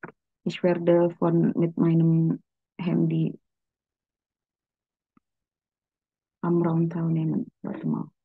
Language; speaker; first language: German; non-native, fluent; Indonesian